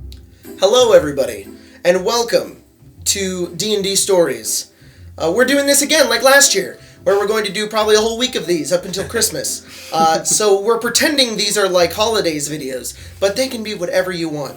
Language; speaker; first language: English; native; English